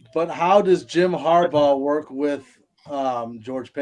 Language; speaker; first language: English; native; English